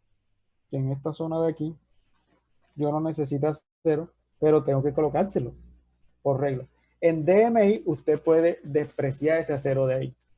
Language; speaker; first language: Spanish; native; Spanish